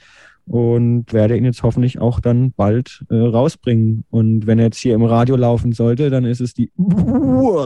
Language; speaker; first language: German; native; German